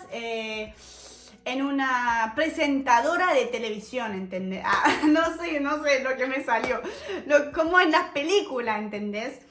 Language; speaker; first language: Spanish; non-native, fluent; French